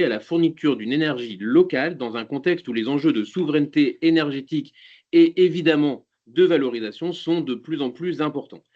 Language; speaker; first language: French; native; French